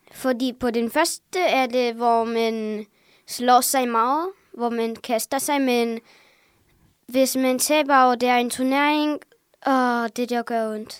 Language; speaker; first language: Danish; early bilingual, other home language; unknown